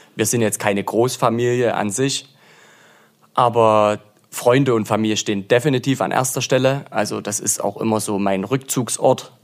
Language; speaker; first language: German; native; German